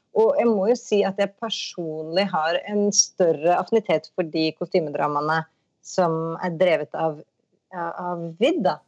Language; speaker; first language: Norwegian; native; Norwegian